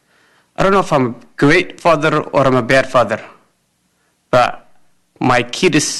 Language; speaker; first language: English; non-native, fluent; Amharic